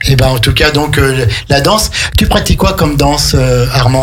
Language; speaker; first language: French; native; French